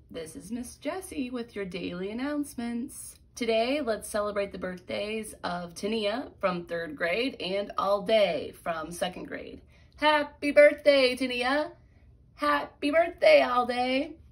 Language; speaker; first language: English; native; English